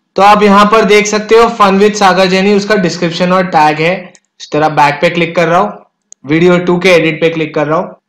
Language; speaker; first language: Hindi; native; Hindi